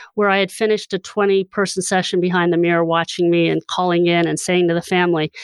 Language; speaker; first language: English; native; English